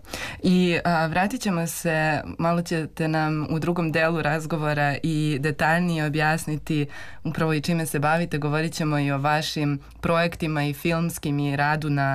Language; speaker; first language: Serbian; native; Serbian